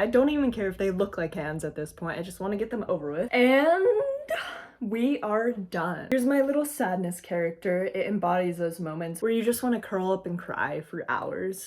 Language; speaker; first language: English; native; English